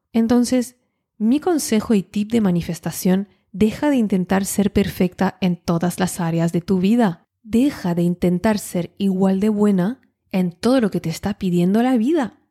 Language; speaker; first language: Spanish; non-native, fluent; French